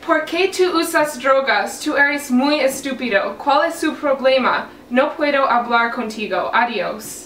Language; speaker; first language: Spanish; non-native, learner; English